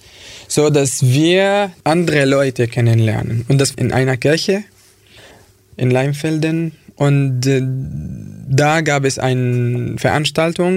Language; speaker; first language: German; non-native, fluent; Arabic